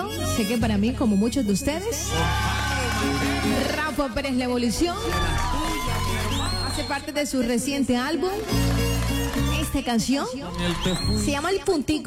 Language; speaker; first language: Spanish; native; Spanish